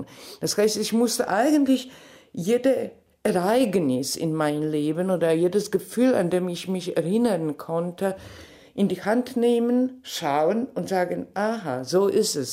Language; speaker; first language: German; non-native, fluent; Polish